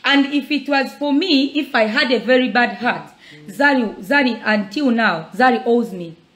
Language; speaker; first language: English; non-native, local second language; Swahili